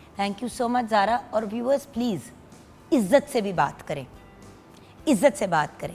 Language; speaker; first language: Urdu; native; Urdu